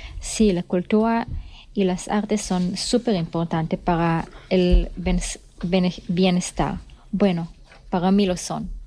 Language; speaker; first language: Spanish; non-native, fluent; Hebrew